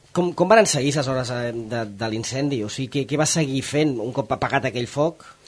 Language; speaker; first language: Catalan; native; Catalan